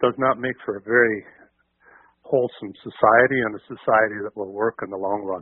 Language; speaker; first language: English; native; English